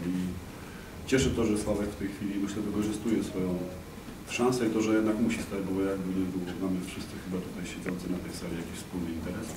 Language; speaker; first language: Polish; native; Polish